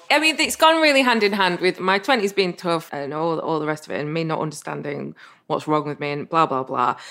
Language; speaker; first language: English; native; English